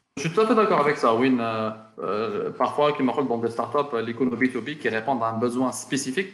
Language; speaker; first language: French; non-native, local second language; Arabic